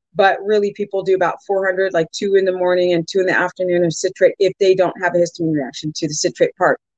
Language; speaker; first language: English; native; English